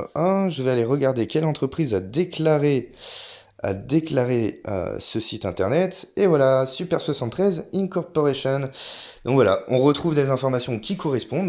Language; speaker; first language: French; native; French